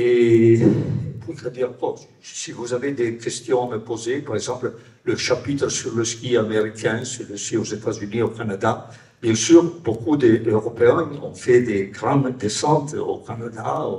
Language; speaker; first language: French; non-native, fluent; Italian